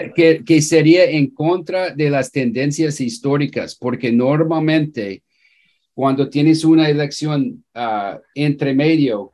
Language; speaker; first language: Spanish; non-native, fluent; English